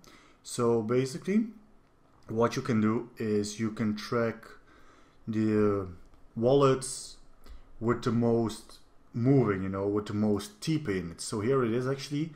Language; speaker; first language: English; non-native, fluent; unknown